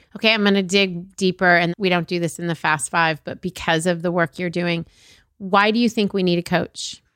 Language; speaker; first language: English; early bilingual, other home language; Arabic